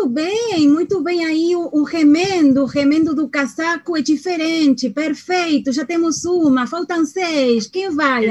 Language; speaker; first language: Portuguese; non-native, fluent; Spanish